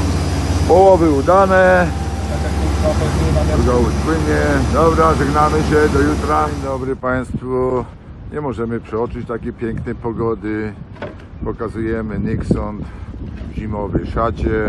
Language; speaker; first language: Polish; native; Polish